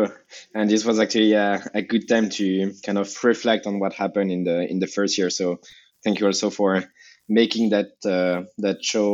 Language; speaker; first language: English; non-native, fluent; French